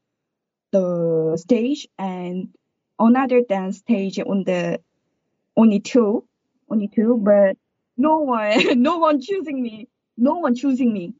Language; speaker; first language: English; non-native, learner; Korean